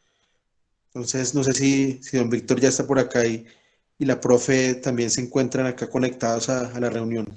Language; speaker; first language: Spanish; native; Spanish